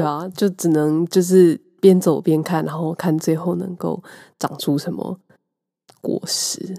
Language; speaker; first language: Chinese; native; Chinese